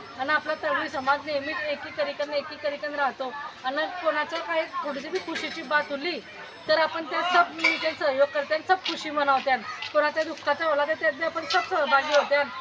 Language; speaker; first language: Marathi; non-native, local second language; Bhili